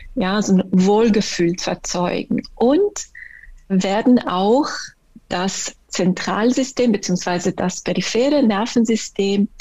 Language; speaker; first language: German; non-native, fluent; Italian